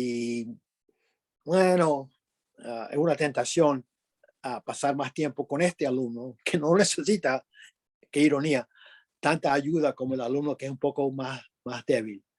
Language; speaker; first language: Spanish; early bilingual, other home language; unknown